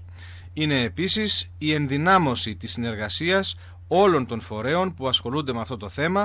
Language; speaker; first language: Greek; native; Greek